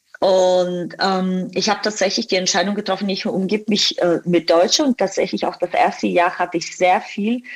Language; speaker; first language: German; non-native, fluent; Bulgarian